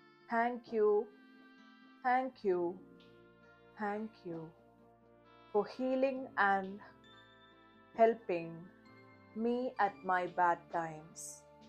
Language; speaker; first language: English; non-native, local second language; Malayalam